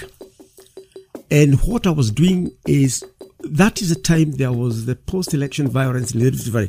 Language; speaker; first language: English; non-native, local second language; Kikuyu